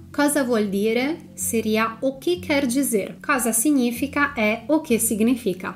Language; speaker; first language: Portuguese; non-native, fluent; Italian